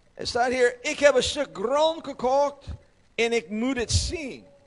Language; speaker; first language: Dutch; non-native, learner; English